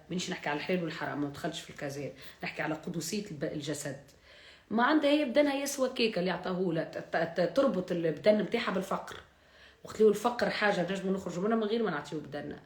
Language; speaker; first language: Arabic; native; Arabic